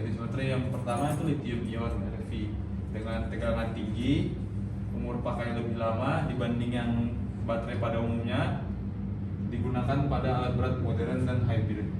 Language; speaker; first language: Indonesian; native; Indonesian